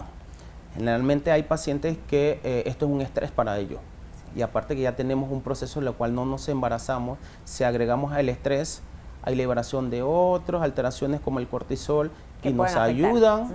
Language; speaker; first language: Spanish; native; Spanish